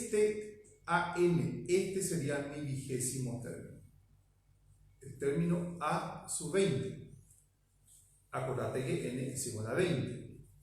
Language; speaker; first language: Spanish; native; Spanish